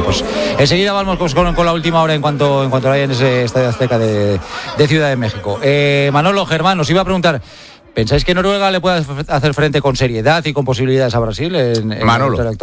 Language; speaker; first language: Spanish; native; Spanish